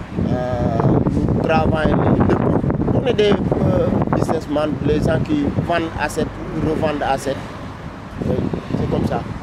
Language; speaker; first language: French; non-native, local second language; Wolof